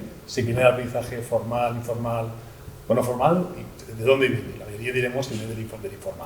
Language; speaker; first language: Spanish; native; Spanish